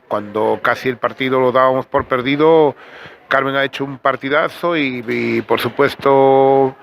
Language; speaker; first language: Spanish; native; Spanish